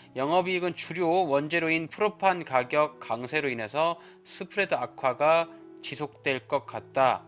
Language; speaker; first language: Korean; native; Korean